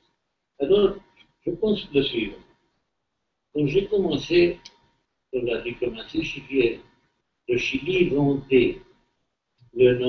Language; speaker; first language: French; non-native, fluent; Spanish